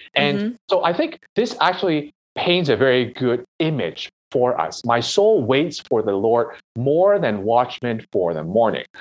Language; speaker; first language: English; non-native, local second language; Cantonese